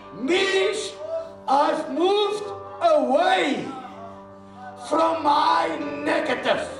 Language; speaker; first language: English; non-native, local second language; Afrikaans